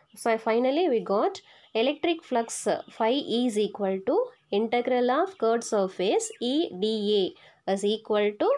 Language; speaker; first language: English; non-native, local second language; Tamil